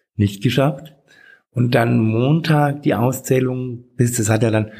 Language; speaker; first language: German; native; German